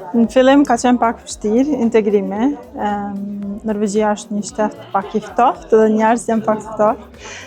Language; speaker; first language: Albanian; native; Albanian